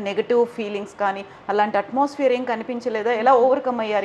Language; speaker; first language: Telugu; native; Telugu